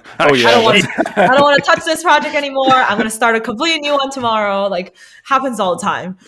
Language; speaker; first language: English; early bilingual, other home language; Chinese